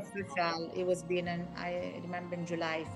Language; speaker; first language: English; non-native, learner; Italian